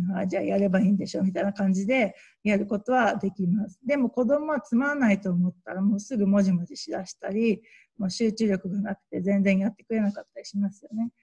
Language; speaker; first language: Japanese; native; Japanese